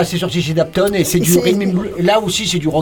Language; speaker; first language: French; native; French